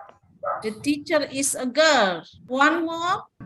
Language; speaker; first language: English; non-native, learner; Indonesian